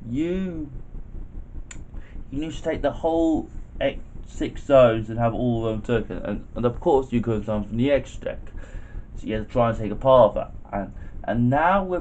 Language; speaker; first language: English; native; English